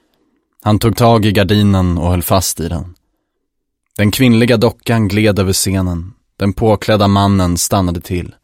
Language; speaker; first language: Swedish; native; Swedish